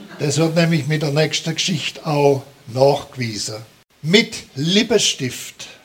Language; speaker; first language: German; native; German